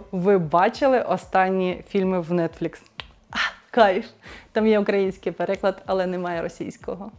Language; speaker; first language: Ukrainian; non-native, local second language; Russian